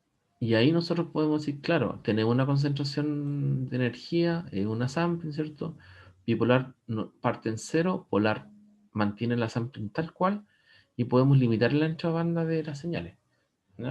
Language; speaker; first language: Spanish; native; Spanish